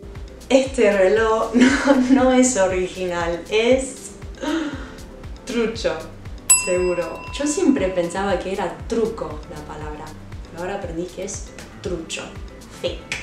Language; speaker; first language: Spanish; non-native, fluent; English